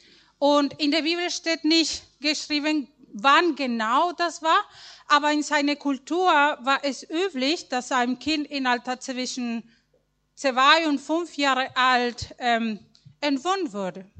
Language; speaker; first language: German; non-native, learner; Spanish